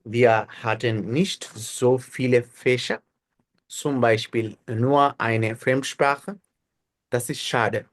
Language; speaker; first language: German; non-native, fluent; Bangla